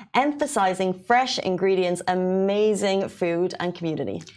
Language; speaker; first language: English; native; English